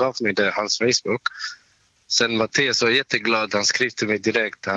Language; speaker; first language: Swedish; non-native, learner; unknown